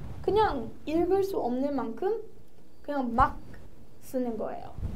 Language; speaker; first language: Korean; native; Korean